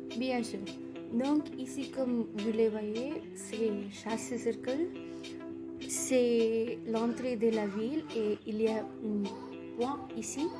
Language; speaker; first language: French; non-native, fluent; Konkani